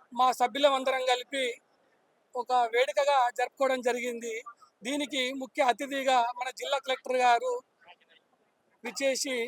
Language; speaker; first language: Telugu; native; Telugu